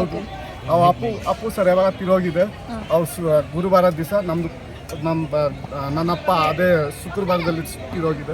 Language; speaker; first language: Kannada; non-native, local second language; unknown